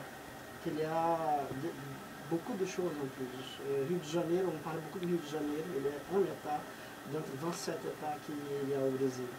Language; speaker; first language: French; non-native, fluent; Portuguese